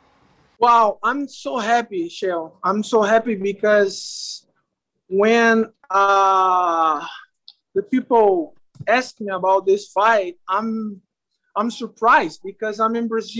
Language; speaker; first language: English; non-native, learner; Portuguese